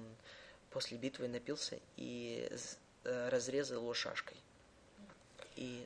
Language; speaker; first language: Russian; early bilingual, heritage; Russian